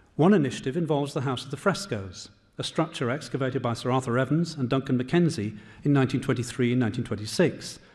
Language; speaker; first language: English; native; English